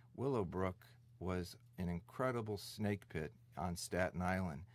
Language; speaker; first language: English; native; English